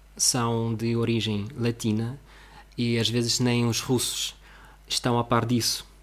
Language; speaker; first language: Portuguese; non-native, fluent; Russian